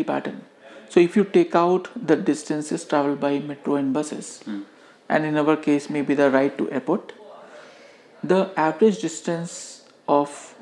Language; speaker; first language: English; non-native, local second language; Hindi